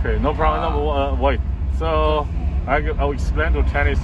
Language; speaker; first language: English; non-native, learner; Chinese